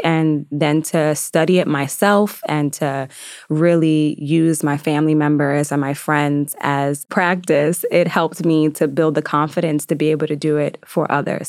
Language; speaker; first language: English; native; English